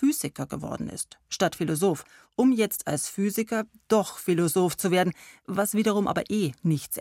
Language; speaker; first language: German; native; German